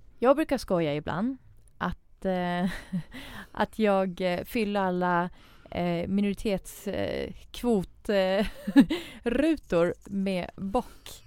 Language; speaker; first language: Swedish; early bilingual, other home language; Persian